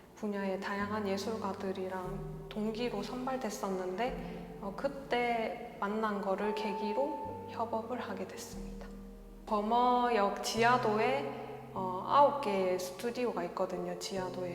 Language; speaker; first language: Korean; native; Korean